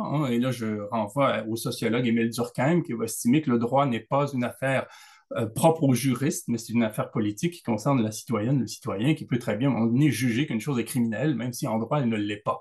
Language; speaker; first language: French; native; French